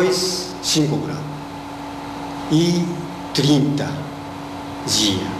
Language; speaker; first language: Portuguese; non-native, learner; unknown